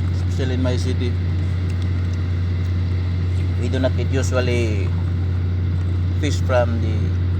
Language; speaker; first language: English; non-native, learner; Filipino